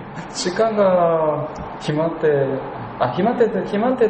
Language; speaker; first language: Japanese; non-native, learner; Korean